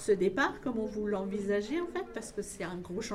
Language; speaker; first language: French; native; French